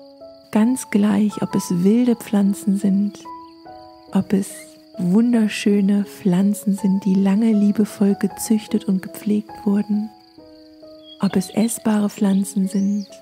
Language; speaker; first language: German; native; German